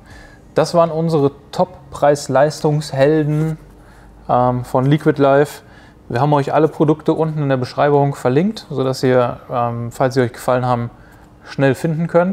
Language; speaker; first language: German; native; German